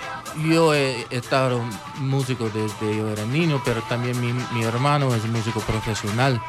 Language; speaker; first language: Spanish; non-native, local second language; English